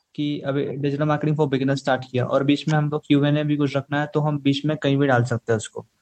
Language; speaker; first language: Hindi; native; Hindi